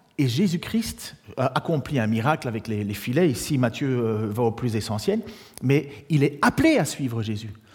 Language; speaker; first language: French; native; French